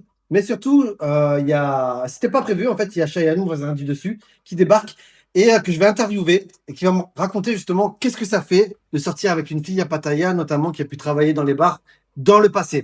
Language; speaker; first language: French; native; French